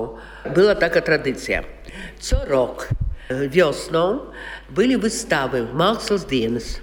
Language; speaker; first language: Polish; non-native, local second language; Russian